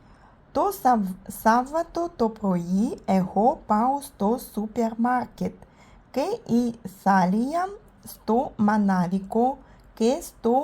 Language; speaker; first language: Greek; non-native, learner; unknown